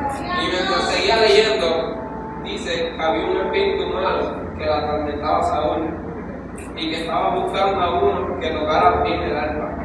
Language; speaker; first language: Spanish; native; Spanish